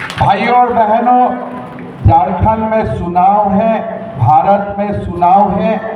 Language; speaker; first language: Hindi; non-native, local second language; Assamese